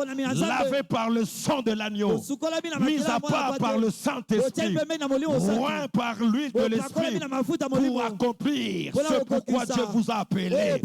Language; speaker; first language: French; non-native, local second language; Lingala